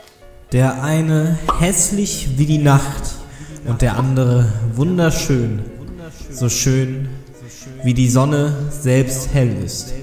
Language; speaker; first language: German; native; German